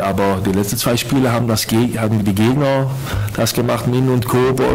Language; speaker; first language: German; non-native, fluent; Swedish